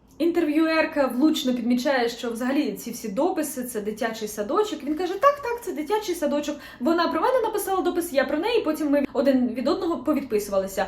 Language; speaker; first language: Ukrainian; non-native, local second language; Russian